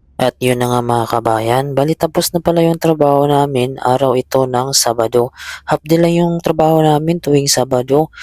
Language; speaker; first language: Filipino; native; Filipino